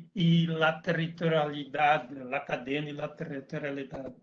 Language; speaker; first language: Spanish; non-native, learner; Portuguese